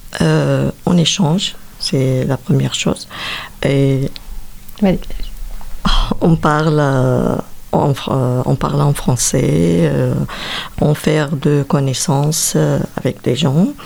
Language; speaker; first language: French; non-native, learner; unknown